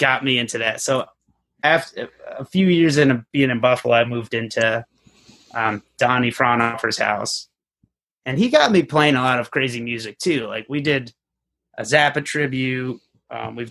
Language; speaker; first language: English; native; English